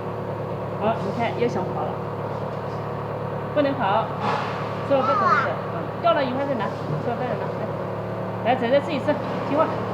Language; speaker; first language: Chinese; native; Chinese